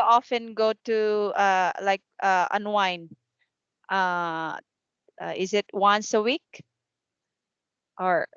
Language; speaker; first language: English; non-native, fluent; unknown